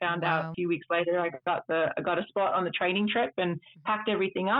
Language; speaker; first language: English; early bilingual, other home language; Dutch